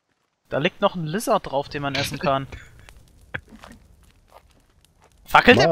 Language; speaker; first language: German; native; German